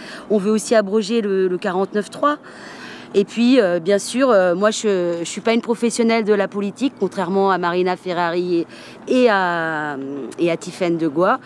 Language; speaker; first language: French; native; French